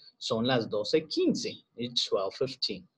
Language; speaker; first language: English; non-native, learner; Spanish